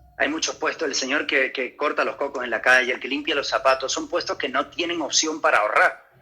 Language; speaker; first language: Spanish; native; Spanish